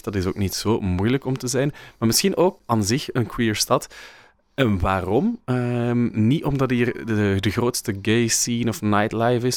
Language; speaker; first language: Dutch; native; Dutch